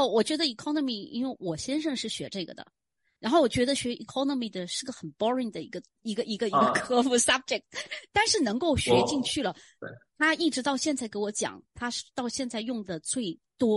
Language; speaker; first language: Chinese; native; Chinese